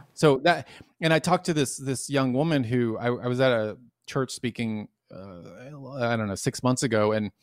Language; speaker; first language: English; native; English